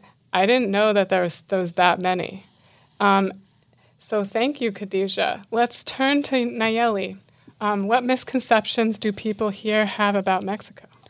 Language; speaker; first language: English; native; English